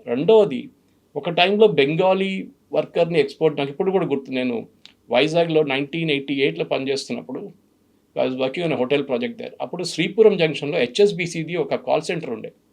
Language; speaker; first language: Telugu; non-native, fluent; Malayalam